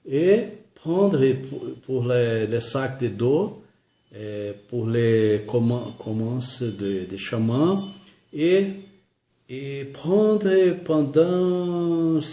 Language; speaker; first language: French; non-native, learner; Portuguese